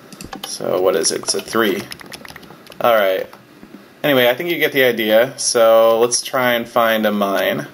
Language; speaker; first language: English; native; English